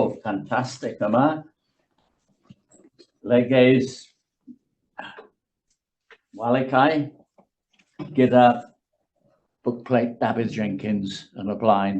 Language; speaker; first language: Welsh; native; Welsh